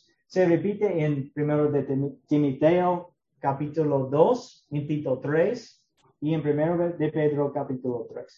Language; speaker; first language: Spanish; non-native, learner; English